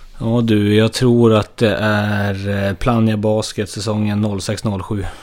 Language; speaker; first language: Swedish; native; Swedish